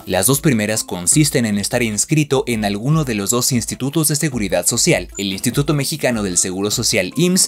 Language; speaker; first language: Spanish; native; Spanish